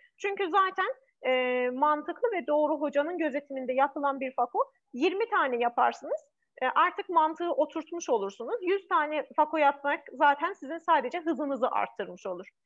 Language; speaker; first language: Turkish; non-native, fluent; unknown